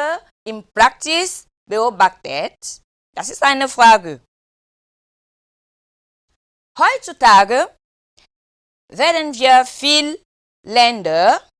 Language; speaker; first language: German; non-native, learner; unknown